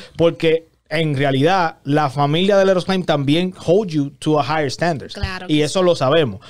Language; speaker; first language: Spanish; native; Spanish